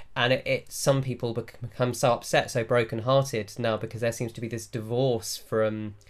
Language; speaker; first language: English; native; English